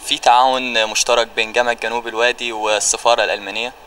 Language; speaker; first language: Arabic; native; Arabic